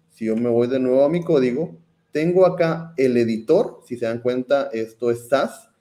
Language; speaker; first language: Spanish; native; Spanish